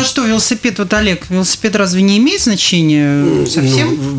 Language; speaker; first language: Russian; native; Russian